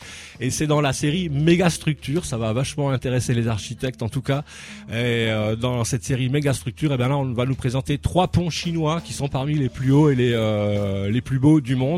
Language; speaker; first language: French; native; French